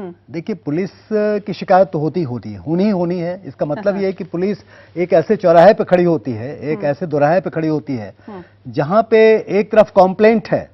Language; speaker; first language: Hindi; native; Hindi